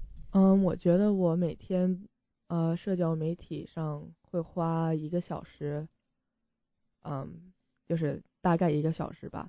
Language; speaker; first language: Chinese; early bilingual, heritage; Chinese